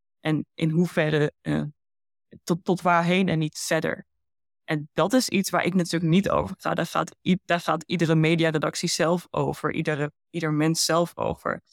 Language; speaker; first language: Dutch; early bilingual, heritage; Dutch